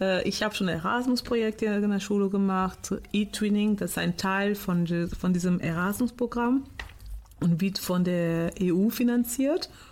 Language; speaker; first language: German; non-native, fluent; Portuguese